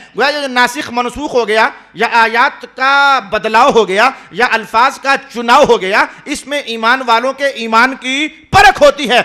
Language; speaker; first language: Urdu; non-native, local second language; Punjabi